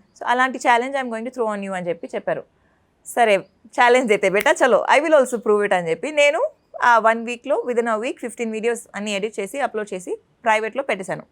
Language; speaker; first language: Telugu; non-native, local second language; Urdu